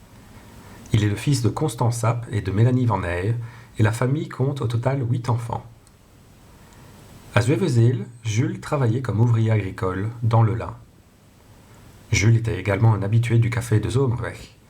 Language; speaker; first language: French; non-native, local second language; Dutch